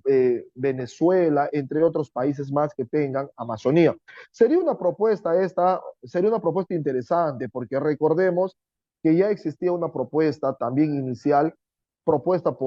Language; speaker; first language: Spanish; native; Spanish